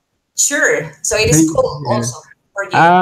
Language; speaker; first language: English; non-native, fluent; Spanish